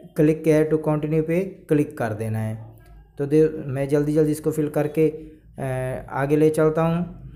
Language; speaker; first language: Hindi; native; Hindi